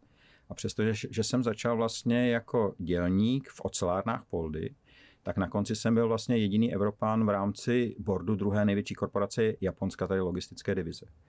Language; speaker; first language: Czech; native; Czech